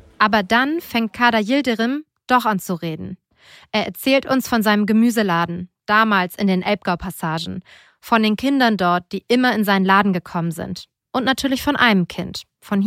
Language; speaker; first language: German; native; German